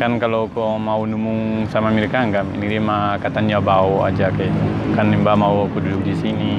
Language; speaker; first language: Indonesian; non-native, learner; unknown